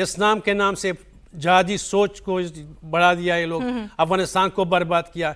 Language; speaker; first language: Hindi; non-native, fluent; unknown